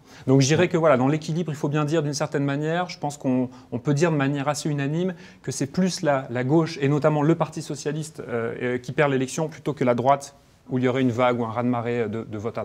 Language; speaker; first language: French; native; French